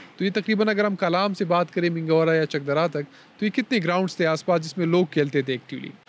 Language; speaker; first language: Urdu; non-native, local second language; Pashto